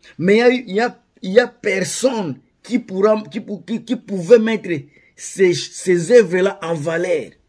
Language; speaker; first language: French; non-native, local second language; Lingala